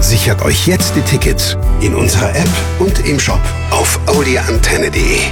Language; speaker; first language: German; native; German